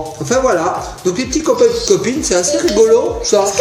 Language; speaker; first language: French; native; French